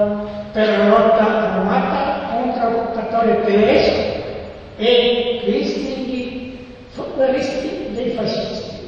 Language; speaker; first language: Italian; non-native, learner; Serbian